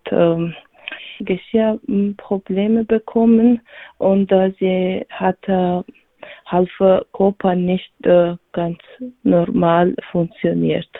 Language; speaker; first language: German; non-native, learner; Georgian